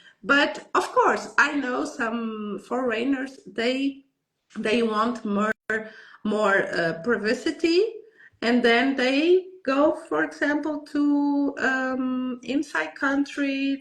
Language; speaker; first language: English; non-native, learner; Portuguese